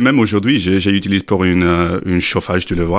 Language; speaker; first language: French; non-native, learner; English